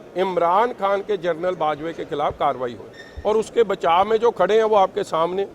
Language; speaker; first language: Urdu; non-native, local second language; Punjabi